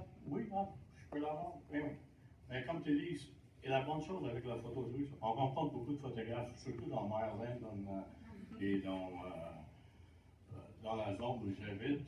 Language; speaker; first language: French; non-native, local second language; English